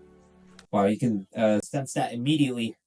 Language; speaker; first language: English; native; English